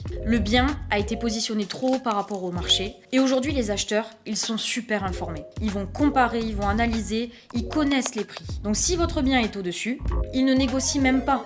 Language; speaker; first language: French; native; French